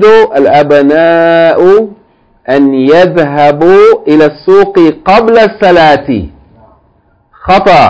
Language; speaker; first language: Arabic; non-native, fluent; English